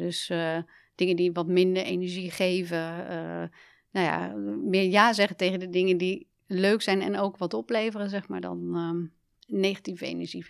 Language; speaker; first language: Dutch; native; Dutch